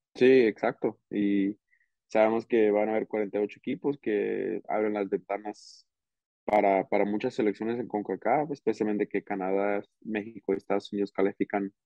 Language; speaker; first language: Spanish; early bilingual, heritage; Spanish